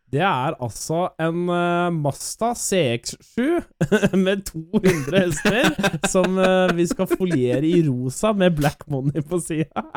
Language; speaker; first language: Norwegian; native; Norwegian